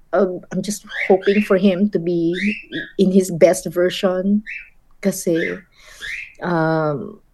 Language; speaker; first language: English; non-native, local second language; Filipino